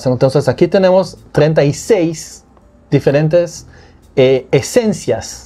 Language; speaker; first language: Spanish; non-native, fluent; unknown